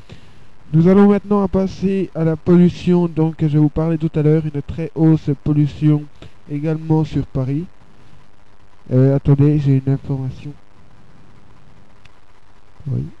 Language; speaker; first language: French; native; French